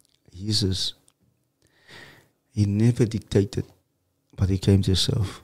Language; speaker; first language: English; non-native, local second language; Afrikaans